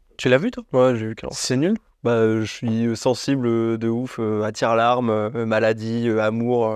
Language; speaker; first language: French; native; French